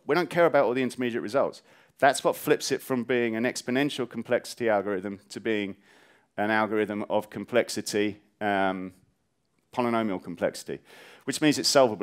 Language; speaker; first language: English; native; English